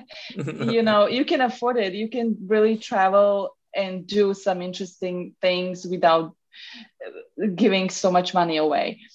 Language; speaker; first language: English; non-native, fluent; Serbian